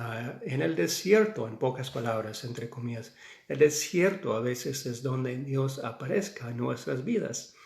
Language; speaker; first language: Spanish; non-native, fluent; English